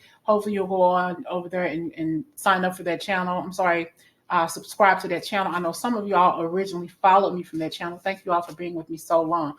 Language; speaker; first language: English; native; English